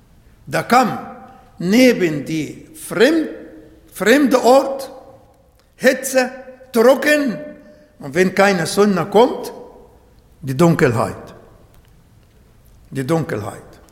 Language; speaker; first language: German; non-native, learner; Arabic